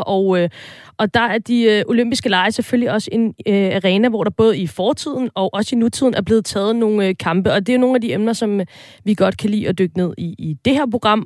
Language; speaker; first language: Danish; native; Danish